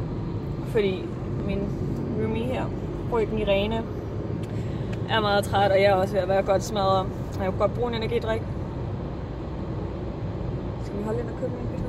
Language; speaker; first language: Danish; native; Danish